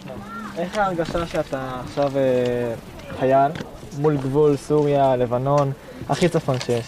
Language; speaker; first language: Hebrew; early bilingual, other home language; Korean